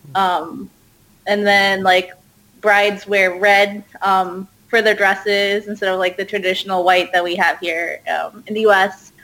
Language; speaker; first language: English; early bilingual, other home language; Hindi